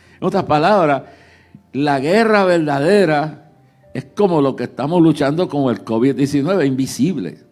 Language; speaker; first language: Spanish; early bilingual, heritage; Spanish